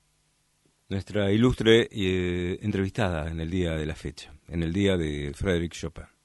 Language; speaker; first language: Spanish; native; Spanish